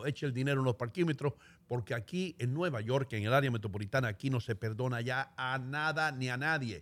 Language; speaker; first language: Spanish; native; Spanish